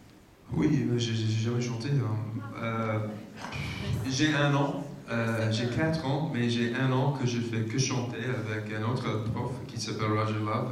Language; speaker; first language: French; non-native, fluent; English